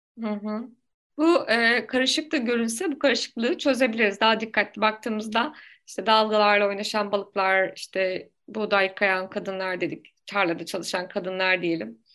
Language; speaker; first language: Turkish; native; Turkish